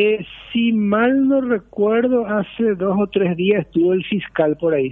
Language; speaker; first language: Spanish; native; Spanish